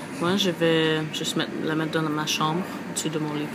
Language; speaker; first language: French; non-native, fluent; English